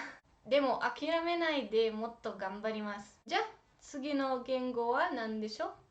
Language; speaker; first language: Japanese; non-native, learner; Romanian